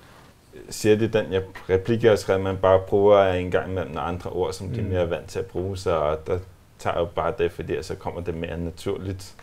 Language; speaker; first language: Danish; native; Danish